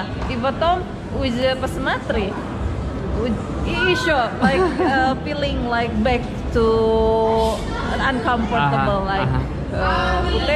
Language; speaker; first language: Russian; non-native, learner; Indonesian